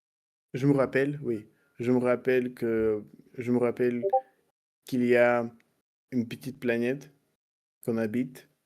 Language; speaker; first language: French; non-native, learner; Russian